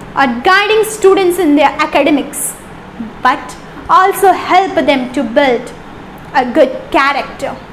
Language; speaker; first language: English; non-native, local second language; Hindi